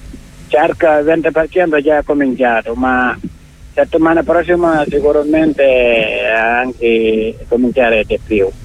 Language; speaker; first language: Italian; non-native, learner; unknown